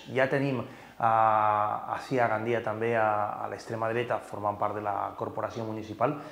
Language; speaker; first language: Catalan; native; Catalan